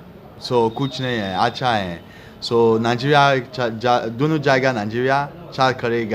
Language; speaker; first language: Hindi; non-native, learner; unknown